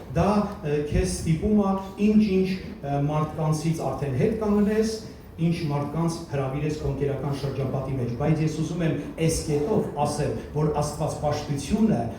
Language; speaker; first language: Armenian; early bilingual, heritage; Armenian